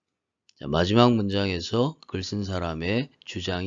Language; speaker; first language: Korean; native; Korean